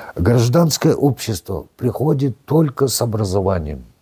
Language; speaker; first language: Russian; non-native, local second language; Kazakh